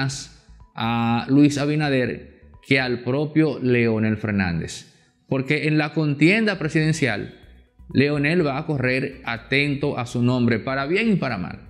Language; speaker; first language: Spanish; native; Spanish